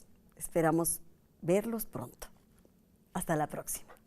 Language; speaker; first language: Spanish; native; Spanish